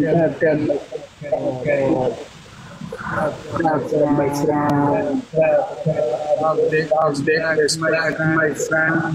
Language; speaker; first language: English; non-native, learner; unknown